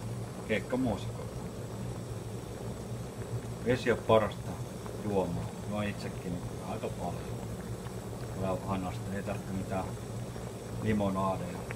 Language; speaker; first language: Finnish; native; Finnish